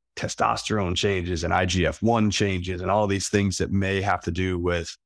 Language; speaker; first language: English; native; English